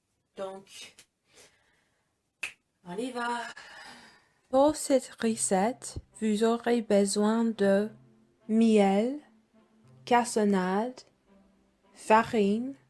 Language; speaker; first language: French; non-native, fluent; English